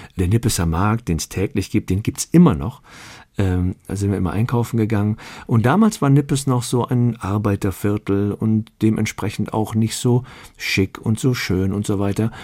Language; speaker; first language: German; early bilingual, other home language; Turkish